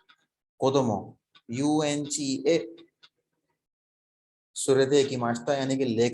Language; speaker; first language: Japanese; non-native, fluent; Urdu